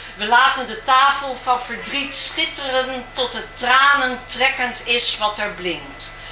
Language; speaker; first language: Dutch; native; Dutch